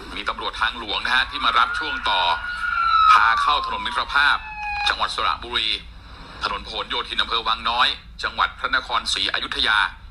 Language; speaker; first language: Thai; native; Thai